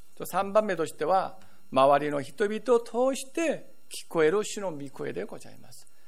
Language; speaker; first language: Japanese; non-native, fluent; Korean